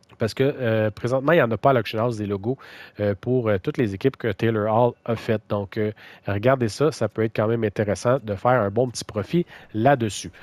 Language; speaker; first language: French; native; French